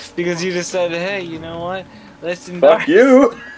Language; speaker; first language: English; native; English